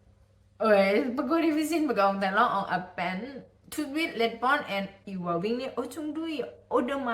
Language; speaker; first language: French; non-native, learner; Thai